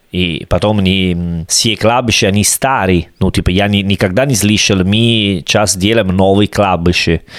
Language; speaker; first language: Russian; non-native, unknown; Italian